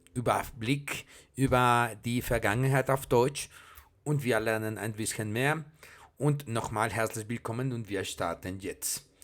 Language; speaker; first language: German; non-native, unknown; Spanish